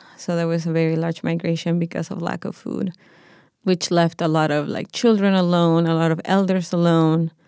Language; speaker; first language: English; non-native, fluent; Spanish